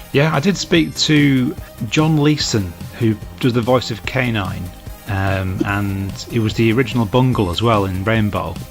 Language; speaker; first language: English; native; English